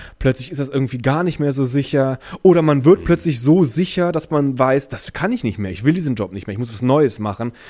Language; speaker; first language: German; native; German